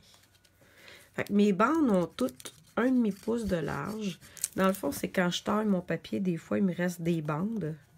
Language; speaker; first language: French; native; French